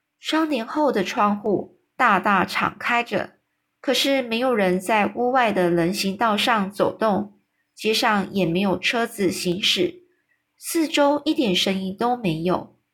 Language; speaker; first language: Chinese; native; Chinese